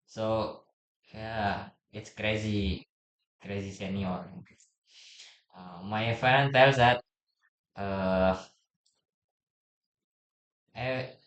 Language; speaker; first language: English; non-native, learner; Indonesian